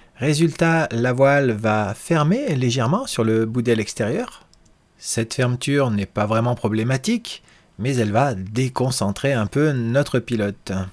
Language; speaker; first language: French; native; French